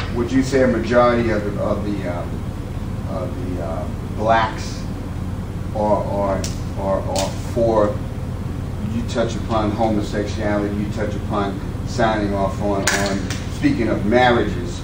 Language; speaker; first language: English; native; English